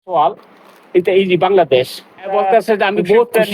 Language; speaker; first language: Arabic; non-native, learner; Bangla